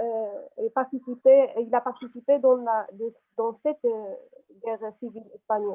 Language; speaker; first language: French; non-native, local second language; Arabic